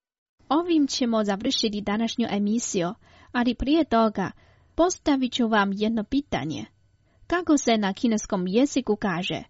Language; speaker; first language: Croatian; non-native, fluent; Chinese